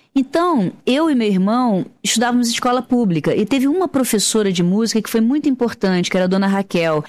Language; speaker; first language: Portuguese; native; Portuguese